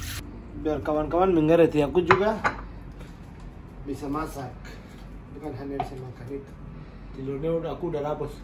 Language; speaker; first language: Indonesian; non-native, learner; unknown